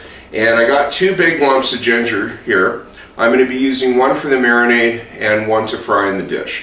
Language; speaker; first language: English; native; English